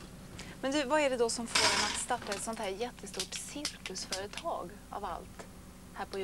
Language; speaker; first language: Swedish; native; Swedish